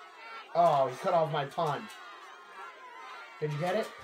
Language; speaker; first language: English; native; English